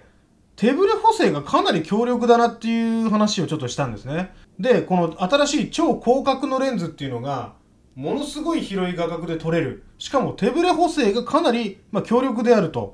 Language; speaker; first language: Japanese; native; Japanese